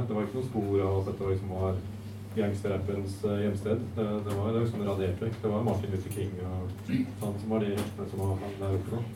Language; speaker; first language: Norwegian; native; Norwegian